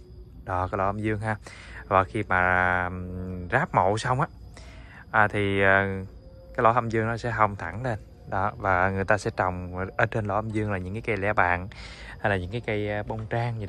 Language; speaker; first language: Vietnamese; native; Vietnamese